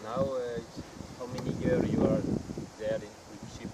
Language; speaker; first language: English; non-native, learner; French